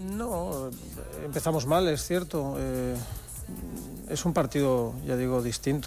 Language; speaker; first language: Spanish; native; Spanish